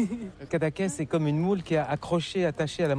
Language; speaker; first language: French; native; French